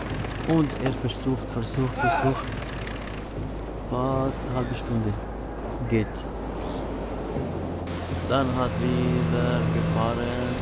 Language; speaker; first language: German; non-native, learner; Arabic